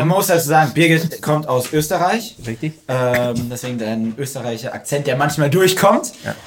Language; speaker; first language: German; native; German